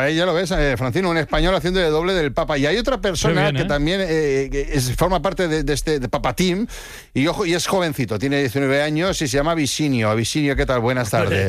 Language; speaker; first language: Spanish; native; Spanish